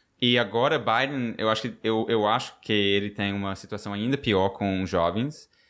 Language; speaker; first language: Portuguese; non-native, fluent; English